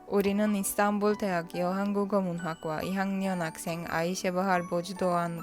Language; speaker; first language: Korean; non-native, learner; Turkish